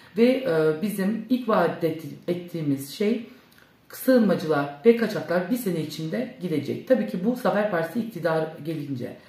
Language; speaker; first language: Turkish; early bilingual, heritage; Turkish